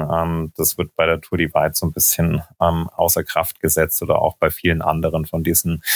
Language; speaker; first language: German; native; German